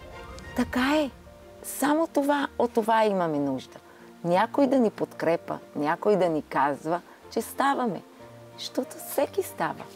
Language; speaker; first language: Bulgarian; non-native, fluent; Hebrew